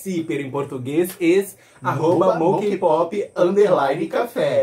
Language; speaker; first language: Spanish; non-native, learner; Portuguese